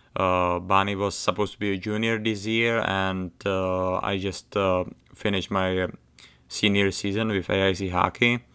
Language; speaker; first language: English; non-native, fluent; Czech